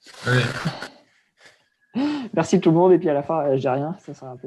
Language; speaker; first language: French; native; French